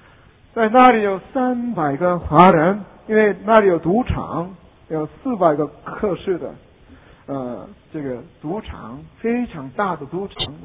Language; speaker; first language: Chinese; non-native, fluent; Korean